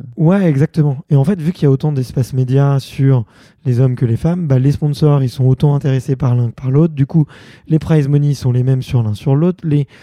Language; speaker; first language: French; native; French